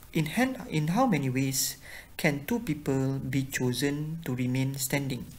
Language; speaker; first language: English; non-native, local second language; Malay